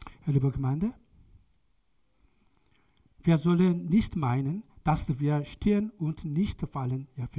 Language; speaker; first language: German; non-native, learner; Korean